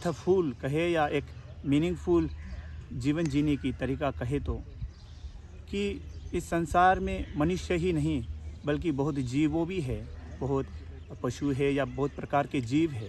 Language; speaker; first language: Hindi; non-native, local second language; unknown